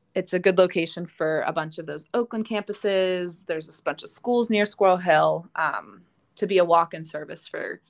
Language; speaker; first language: English; native; English